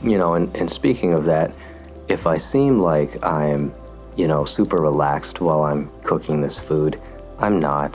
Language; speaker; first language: English; native; English